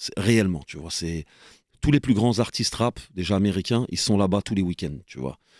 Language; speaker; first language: French; native; French